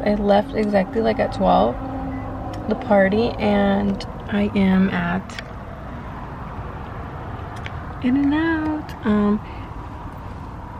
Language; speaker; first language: English; early bilingual, other home language; Spanish